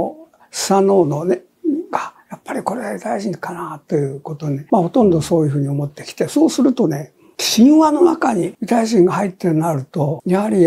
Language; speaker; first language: Japanese; native; Japanese